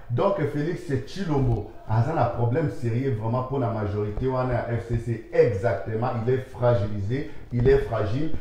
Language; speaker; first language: French; non-native, local second language; Lingala